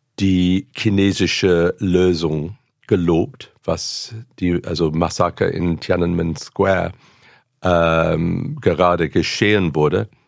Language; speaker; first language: German; non-native, fluent; English